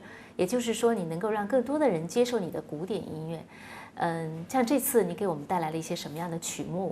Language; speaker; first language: Chinese; native; Chinese